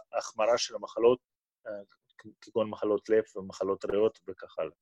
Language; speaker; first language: Hebrew; non-native, fluent; Russian